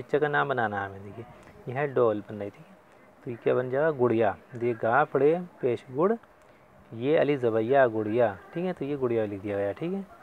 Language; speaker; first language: Hindi; native; Hindi